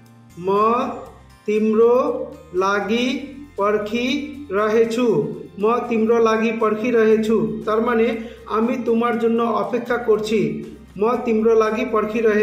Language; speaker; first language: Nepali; non-native, learner; Bangla